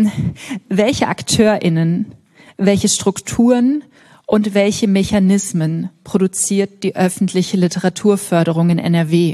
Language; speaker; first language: German; native; German